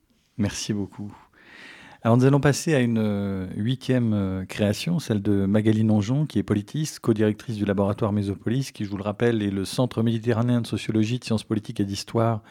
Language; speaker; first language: French; native; French